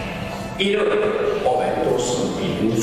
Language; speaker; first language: Chinese; non-native, learner; Czech